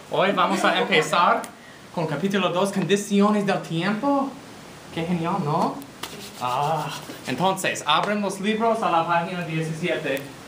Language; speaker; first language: Spanish; non-native, fluent; English